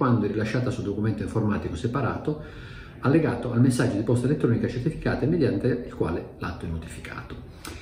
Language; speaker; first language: Italian; native; Italian